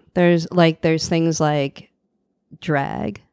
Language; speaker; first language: English; native; English